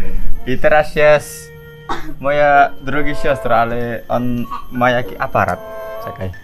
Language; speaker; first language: Polish; non-native, learner; Indonesian